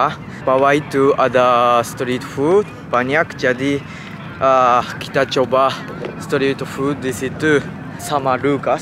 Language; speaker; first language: Indonesian; non-native, learner; Japanese